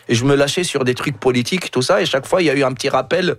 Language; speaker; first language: French; non-native, local second language; Arabic